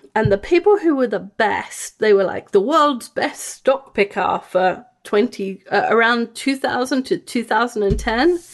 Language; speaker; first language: English; native; English